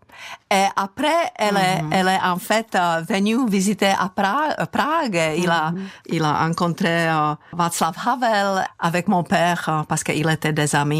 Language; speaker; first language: French; non-native, fluent; Czech